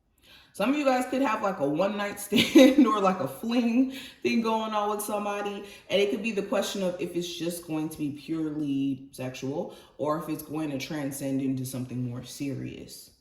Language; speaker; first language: English; native; English